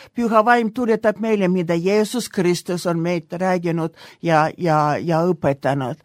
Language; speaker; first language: Estonian; non-native, local second language; Russian